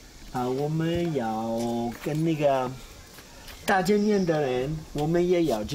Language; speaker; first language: Chinese; non-native, learner; Italian